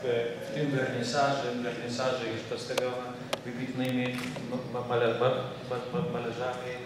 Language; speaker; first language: Polish; non-native, fluent; Lithuanian